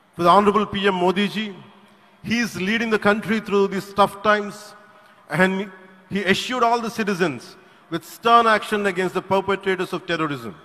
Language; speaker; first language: English; non-native, local second language; Telugu